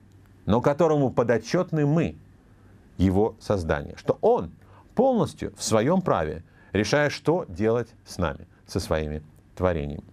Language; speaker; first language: Russian; native; Russian